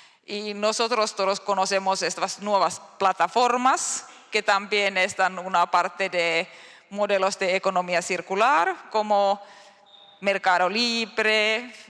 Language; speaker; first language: Spanish; non-native, learner; Finnish